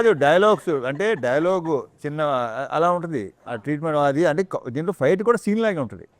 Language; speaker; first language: Telugu; native; Telugu